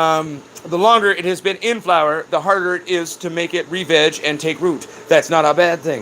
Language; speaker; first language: English; native; English